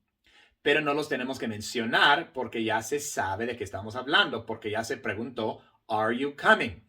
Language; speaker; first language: Spanish; non-native, fluent; English